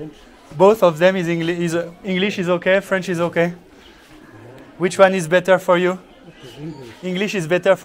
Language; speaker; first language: English; non-native, fluent; French